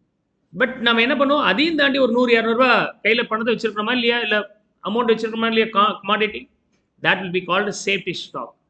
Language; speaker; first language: Tamil; native; Tamil